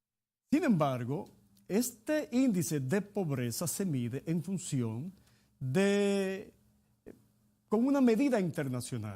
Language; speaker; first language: Spanish; native; Spanish